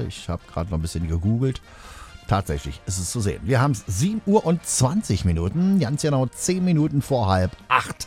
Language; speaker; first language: German; native; German